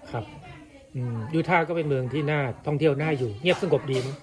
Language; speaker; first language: Thai; native; Thai